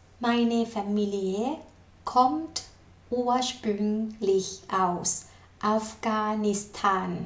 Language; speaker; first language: German; non-native, fluent; Thai